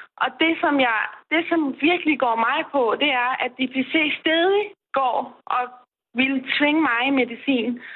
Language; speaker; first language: Danish; non-native, fluent; Persian